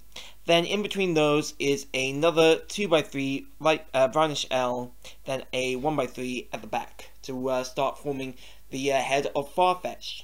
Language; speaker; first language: English; native; English